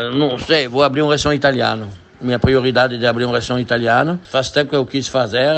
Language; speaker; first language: Portuguese; non-native, fluent; French